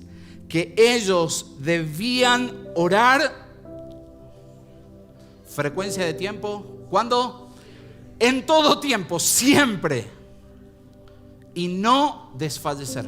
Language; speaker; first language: Spanish; native; Spanish